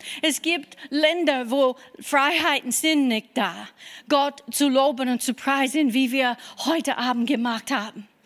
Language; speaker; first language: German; non-native, fluent; English